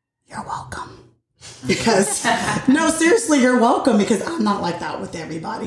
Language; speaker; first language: English; early bilingual, other home language; Spanish